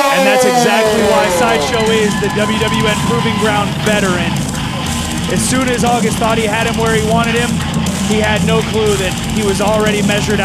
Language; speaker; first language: English; native; English